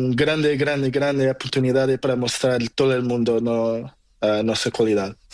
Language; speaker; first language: Spanish; non-native, learner; Portuguese